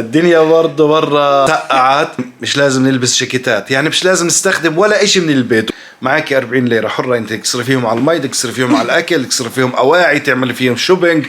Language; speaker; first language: Arabic; native; Arabic